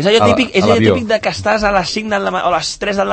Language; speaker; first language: Catalan; native; Catalan